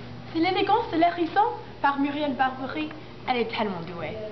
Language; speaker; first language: French; non-native, learner; English